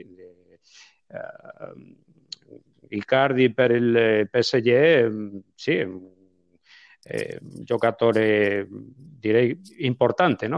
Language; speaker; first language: Italian; non-native, fluent; Spanish